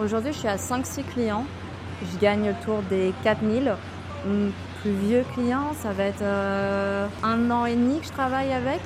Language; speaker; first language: French; native; French